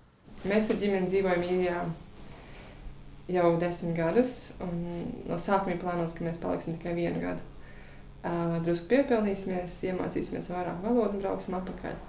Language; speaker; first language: Latvian; native; Latvian